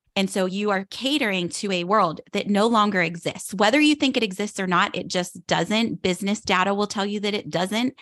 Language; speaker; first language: English; native; English